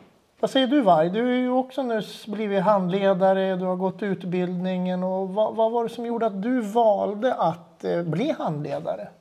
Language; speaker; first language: Swedish; native; Swedish